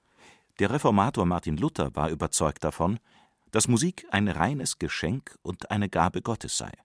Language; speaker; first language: German; native; German